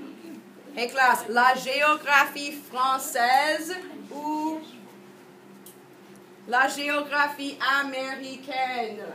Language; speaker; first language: French; non-native, fluent; English